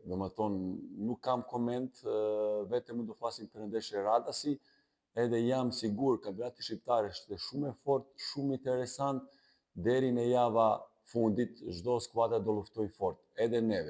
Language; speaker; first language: Albanian; non-native, learner; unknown